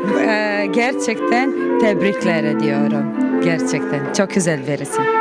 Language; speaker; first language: Turkish; non-native, learner; Serbian